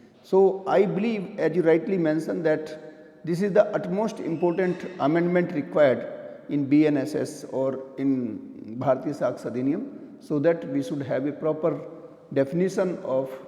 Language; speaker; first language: English; non-native, local second language; Hindi